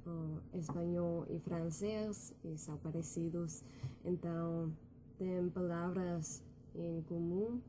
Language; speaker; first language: Portuguese; non-native, learner; English